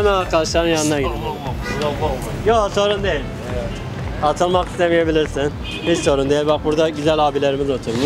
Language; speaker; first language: Turkish; native; Turkish